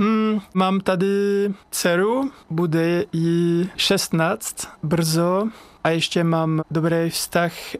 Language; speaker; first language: Czech; non-native, learner; French